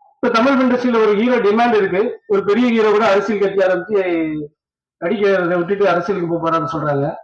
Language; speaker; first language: Tamil; native; Tamil